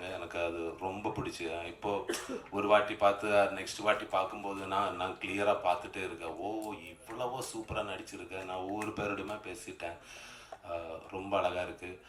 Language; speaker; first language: Tamil; non-native, learner; Malayalam